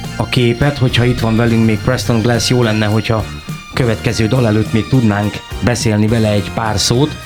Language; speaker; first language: Hungarian; native; Hungarian